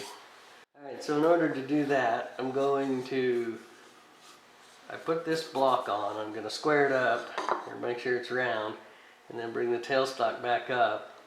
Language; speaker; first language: English; native; English